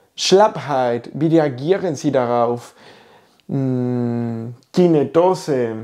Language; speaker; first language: German; non-native, fluent; Spanish